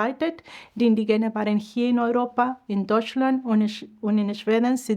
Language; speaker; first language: German; non-native, fluent; Spanish